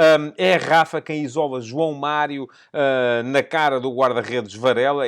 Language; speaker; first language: Portuguese; native; Portuguese